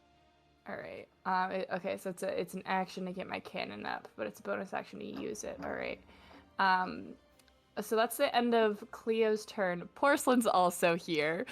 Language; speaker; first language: English; native; English